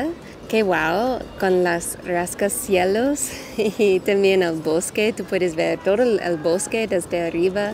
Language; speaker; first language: Spanish; non-native, learner; English